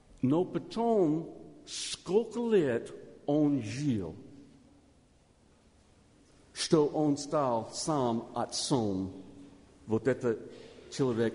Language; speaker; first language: Russian; non-native, learner; English